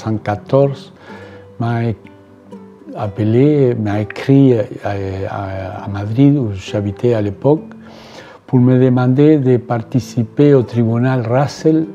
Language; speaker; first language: French; non-native, fluent; Spanish